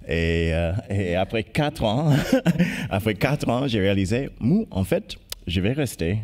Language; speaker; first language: French; non-native, fluent; English